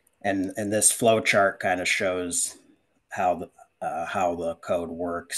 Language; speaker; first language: English; native; English